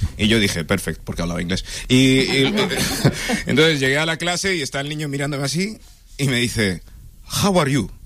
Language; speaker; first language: Spanish; early bilingual, other home language; English